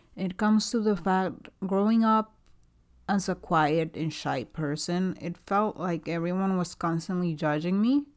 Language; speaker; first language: English; non-native, fluent; Spanish